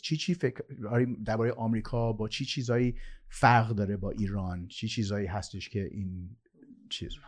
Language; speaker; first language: Persian; early bilingual, heritage; Persian